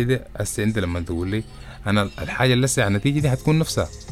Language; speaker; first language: Arabic; native; Arabic